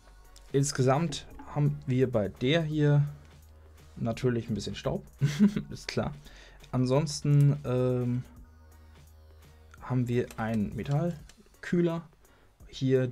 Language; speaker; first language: German; native; German